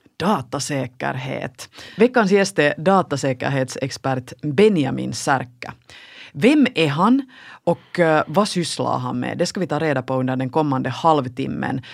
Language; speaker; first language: Swedish; native; Swedish